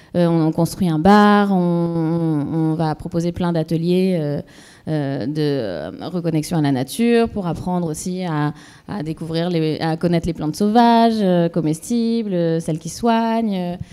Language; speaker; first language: French; native; French